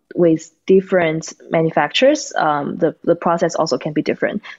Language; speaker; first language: English; non-native, fluent; Chinese